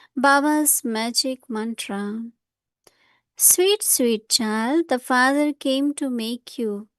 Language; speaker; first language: English; non-native, local second language; Hindi